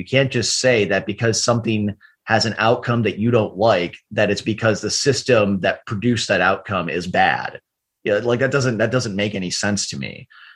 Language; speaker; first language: English; native; English